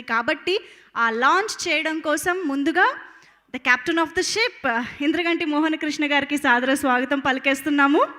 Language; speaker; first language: Telugu; native; Telugu